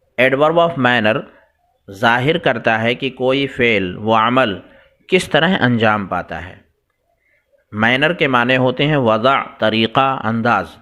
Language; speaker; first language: Urdu; native; Urdu